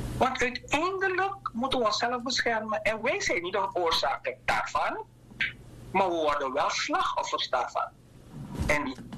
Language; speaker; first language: Dutch; native; Dutch